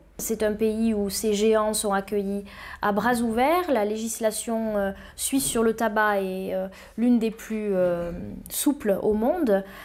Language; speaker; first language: French; native; French